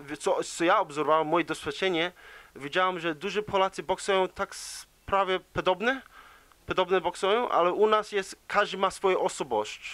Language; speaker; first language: Polish; early bilingual, heritage; English